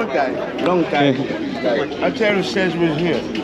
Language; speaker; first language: English; non-native, learner; Haitian Creole